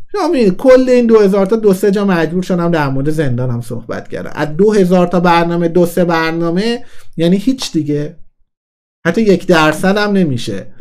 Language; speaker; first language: Persian; native; Persian